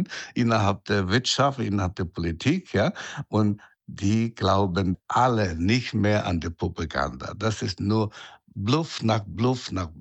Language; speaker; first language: German; non-native, fluent; Chinese